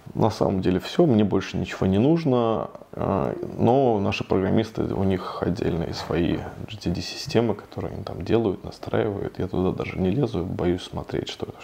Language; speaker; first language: Russian; native; Russian